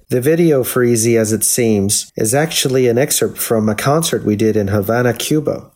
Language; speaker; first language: English; native; English